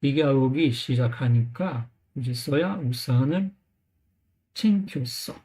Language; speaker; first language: Korean; non-native, learner; English